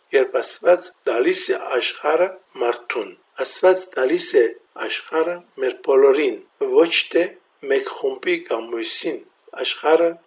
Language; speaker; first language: Armenian; early bilingual, heritage; Armenian